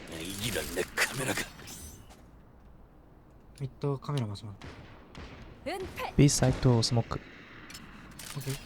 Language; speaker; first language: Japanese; non-native, learner; Korean